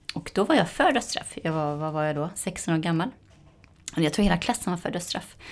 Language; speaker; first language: Swedish; native; Swedish